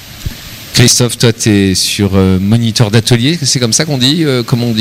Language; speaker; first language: French; native; French